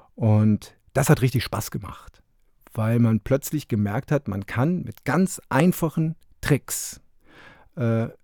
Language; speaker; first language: German; native; German